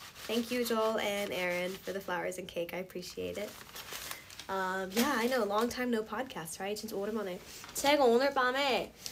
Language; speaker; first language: English; early bilingual, other home language; Korean